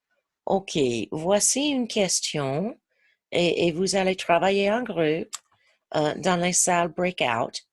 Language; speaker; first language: French; non-native, fluent; English